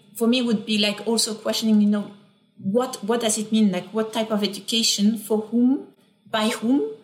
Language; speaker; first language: English; non-native, fluent; French